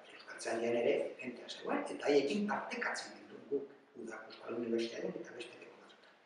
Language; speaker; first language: Basque; native; Basque